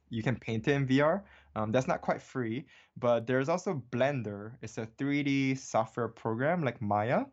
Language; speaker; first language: English; early bilingual, other home language; Korean